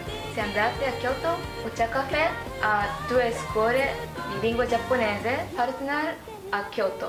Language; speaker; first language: Italian; non-native, learner; Japanese